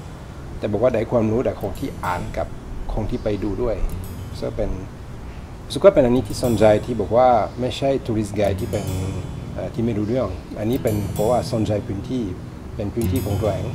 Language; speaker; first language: Thai; non-native, learner; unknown